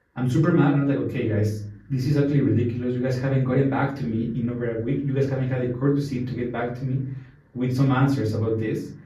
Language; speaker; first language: English; non-native, fluent; Spanish